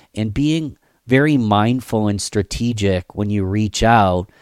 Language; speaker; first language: English; native; English